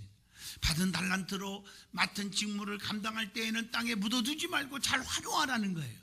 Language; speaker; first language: Korean; native; Korean